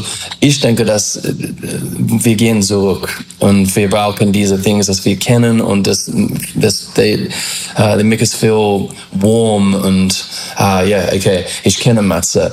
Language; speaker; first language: German; non-native, fluent; English